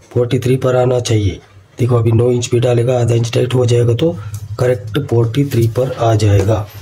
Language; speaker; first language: Hindi; non-native, local second language; Kannada